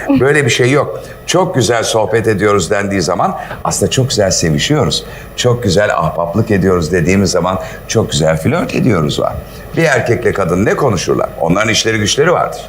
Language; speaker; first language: Turkish; native; Turkish